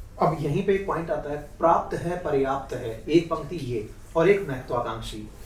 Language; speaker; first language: Hindi; native; Hindi